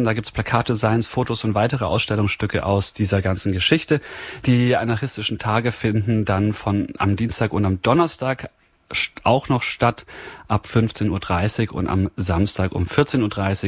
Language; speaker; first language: German; native; German